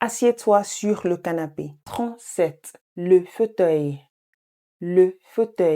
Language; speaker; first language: French; non-native, fluent; English